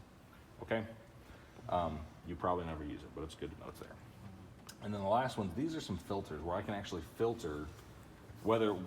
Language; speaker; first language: English; native; English